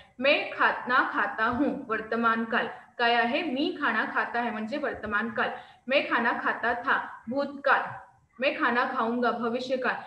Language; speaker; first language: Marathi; non-native, local second language; Hindi